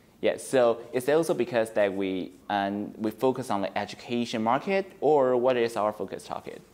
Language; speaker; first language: English; non-native, fluent; Chinese